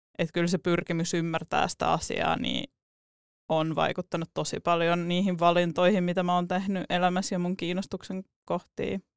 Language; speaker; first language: Finnish; early bilingual, other home language; Russian